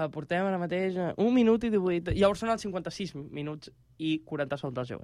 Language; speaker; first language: Catalan; native; Catalan